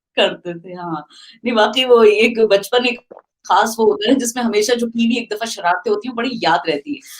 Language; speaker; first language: Urdu; native; Urdu